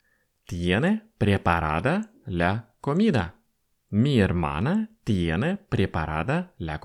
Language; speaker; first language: Spanish; non-native, fluent; Russian